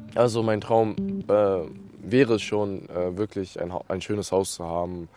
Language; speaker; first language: German; early bilingual, other home language; Vietnamese